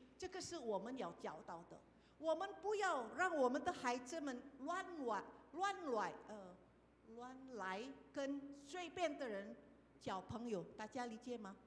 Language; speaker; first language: Chinese; non-native, fluent; Indonesian